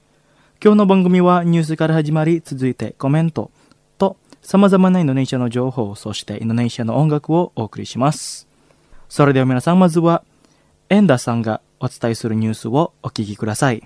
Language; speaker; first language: Japanese; non-native, fluent; Indonesian